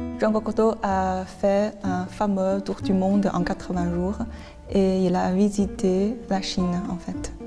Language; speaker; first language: French; non-native, fluent; Chinese